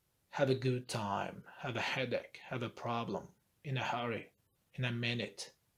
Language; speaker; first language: English; non-native, fluent; Azerbaijani